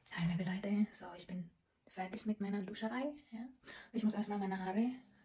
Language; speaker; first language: German; non-native, learner; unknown